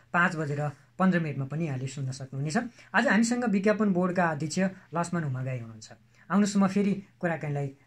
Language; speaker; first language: Nepali; native; Nepali